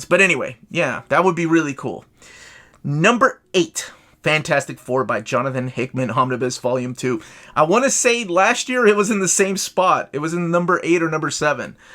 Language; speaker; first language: English; native; English